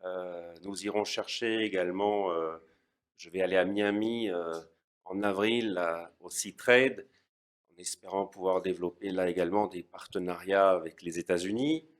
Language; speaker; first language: French; native; French